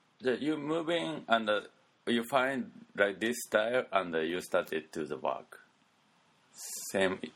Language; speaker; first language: English; non-native, learner; Japanese